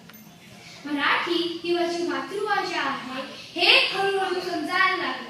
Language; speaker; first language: Marathi; early bilingual, heritage; Marathi